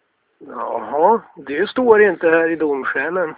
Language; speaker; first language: Swedish; native; Swedish